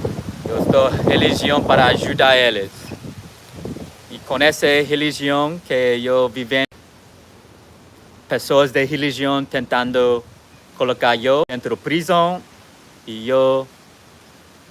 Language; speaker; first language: Portuguese; non-native, learner; English